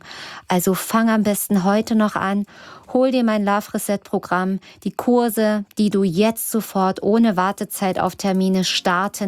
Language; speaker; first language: German; native; German